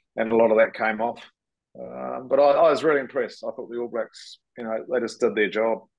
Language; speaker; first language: English; native; English